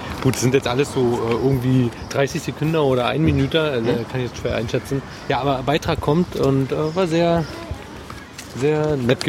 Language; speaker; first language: German; native; German